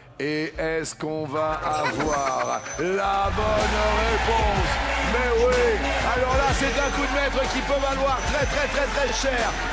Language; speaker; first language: French; native; French